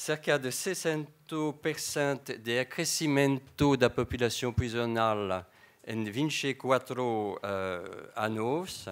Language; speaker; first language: Portuguese; non-native, fluent; French